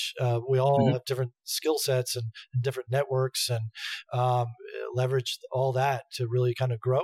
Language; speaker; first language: English; native; English